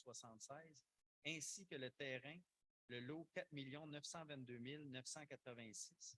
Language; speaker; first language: French; native; French